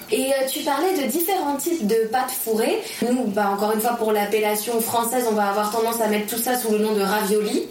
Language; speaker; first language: French; native; French